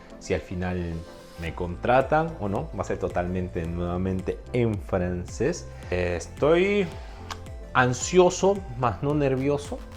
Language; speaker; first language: Spanish; native; Spanish